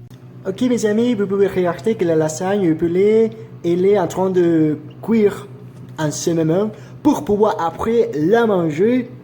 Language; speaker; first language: French; non-native, learner; Spanish